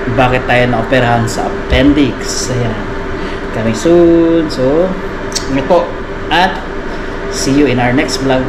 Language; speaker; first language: Filipino; non-native, local second language; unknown